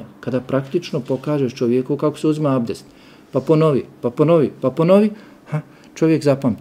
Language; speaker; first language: Serbian; native; Serbian